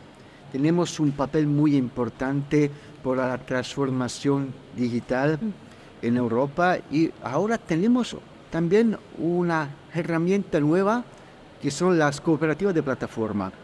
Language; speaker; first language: Spanish; non-native, fluent; Italian